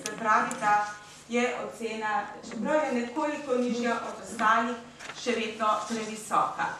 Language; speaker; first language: Slovenian; native; Slovenian